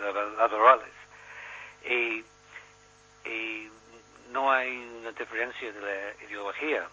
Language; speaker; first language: Spanish; non-native, learner; English